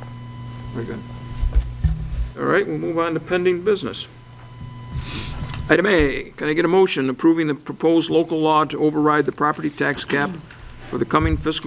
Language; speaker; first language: English; native; English